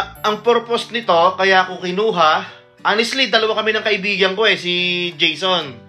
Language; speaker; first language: Filipino; native; Filipino